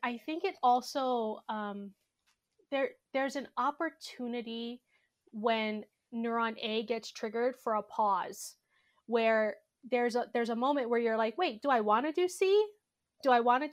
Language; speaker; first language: English; native; English